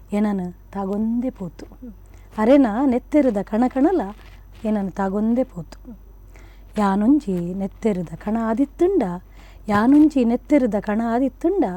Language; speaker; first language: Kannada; non-native, local second language; Konkani